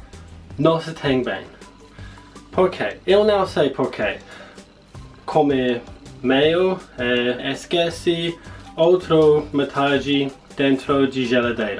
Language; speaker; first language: Portuguese; non-native, learner; English